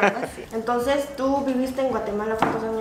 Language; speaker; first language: Spanish; early bilingual, other home language; Korean